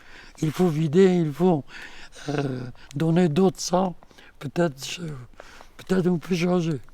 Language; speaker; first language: French; non-native, learner; Kurdish